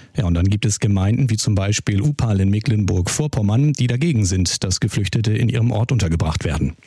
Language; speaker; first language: German; native; German